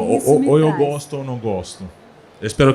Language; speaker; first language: Portuguese; non-native, learner; Italian